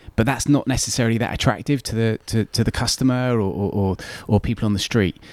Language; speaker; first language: English; native; English